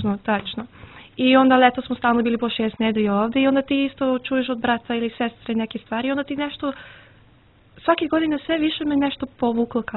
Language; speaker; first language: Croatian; early bilingual, heritage; Serbian